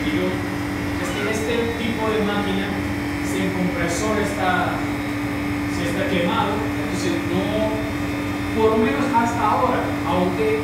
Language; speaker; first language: Spanish; non-native, learner; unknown